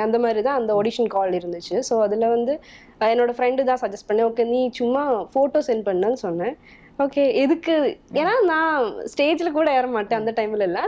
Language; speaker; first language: Tamil; non-native, local second language; Malayalam